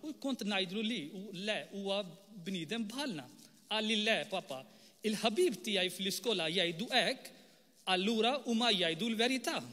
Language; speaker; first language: Maltese; non-native, fluent; Urdu